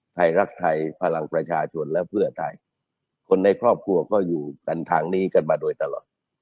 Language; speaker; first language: Thai; native; Thai